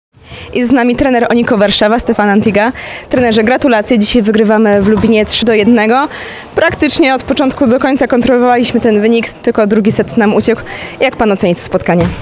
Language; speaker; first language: Polish; native; Polish